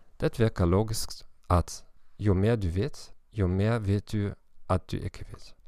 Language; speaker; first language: Norwegian; non-native, learner; German